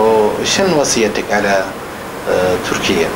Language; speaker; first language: Arabic; non-native, learner; Turkish